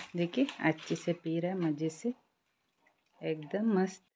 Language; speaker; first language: Hindi; non-native, local second language; Kannada